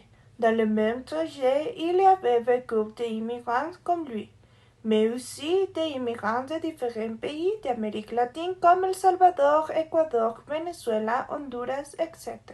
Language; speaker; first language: French; non-native, learner; Spanish